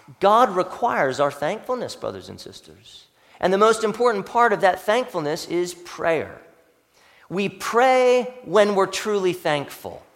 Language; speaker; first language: English; native; English